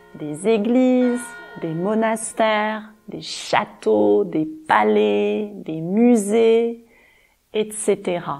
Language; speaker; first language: French; native; French